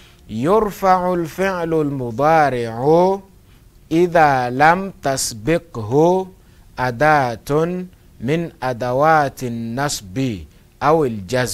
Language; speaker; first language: Arabic; non-native, fluent; Portuguese